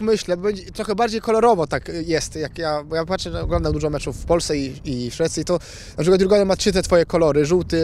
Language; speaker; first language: Polish; native; Polish